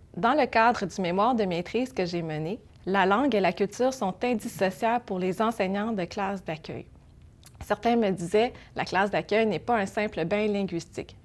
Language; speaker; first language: French; early bilingual, other home language; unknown